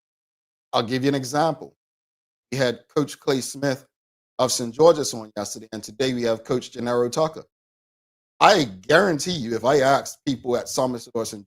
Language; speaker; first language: English; native; English